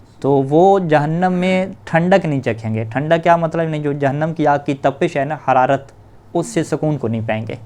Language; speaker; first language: Urdu; native; Urdu